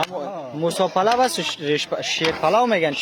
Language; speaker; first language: Persian; native; Persian